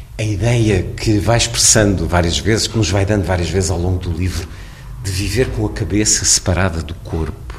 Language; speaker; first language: Portuguese; native; Portuguese